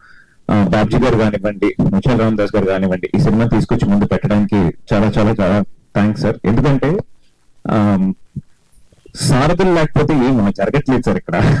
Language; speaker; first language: Telugu; native; Telugu